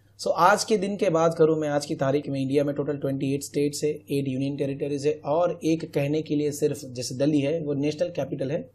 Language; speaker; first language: Hindi; non-native, local second language; Gujarati